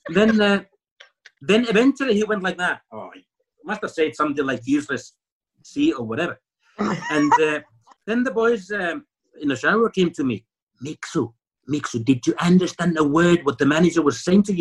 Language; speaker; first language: English; non-native, fluent; Finnish